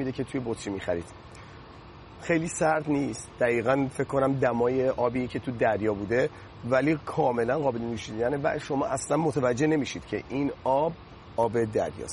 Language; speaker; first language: Persian; native; Persian